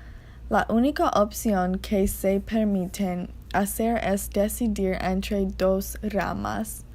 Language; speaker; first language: Spanish; non-native, learner; English